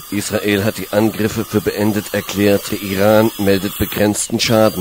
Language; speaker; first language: German; native; German